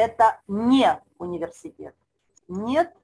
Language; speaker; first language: Russian; non-native, fluent; Spanish